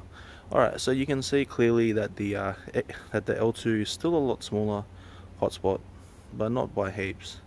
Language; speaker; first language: English; native; English